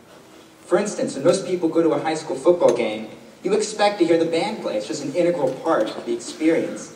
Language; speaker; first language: English; native; English